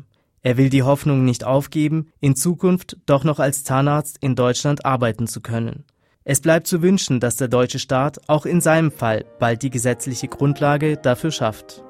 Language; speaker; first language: German; native; German